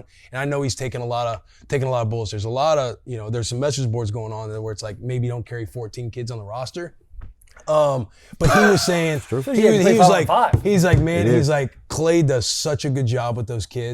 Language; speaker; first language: English; native; English